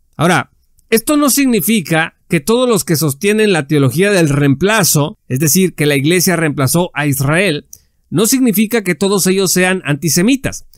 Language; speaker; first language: Spanish; native; Spanish